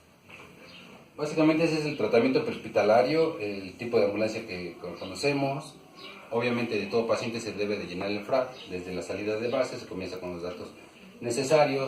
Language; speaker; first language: Spanish; native; Spanish